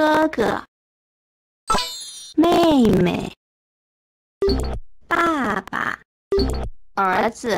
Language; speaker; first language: Chinese; non-native, learner; English